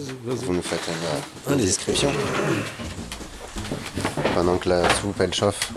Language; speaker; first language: French; native; French